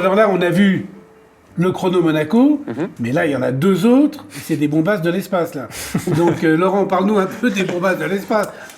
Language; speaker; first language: French; native; French